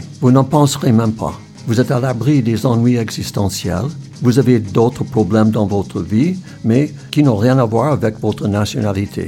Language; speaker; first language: French; non-native, fluent; English